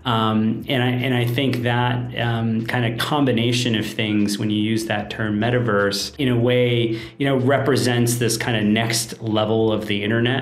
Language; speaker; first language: English; native; English